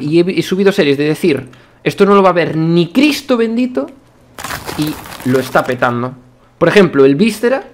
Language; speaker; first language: Spanish; native; Spanish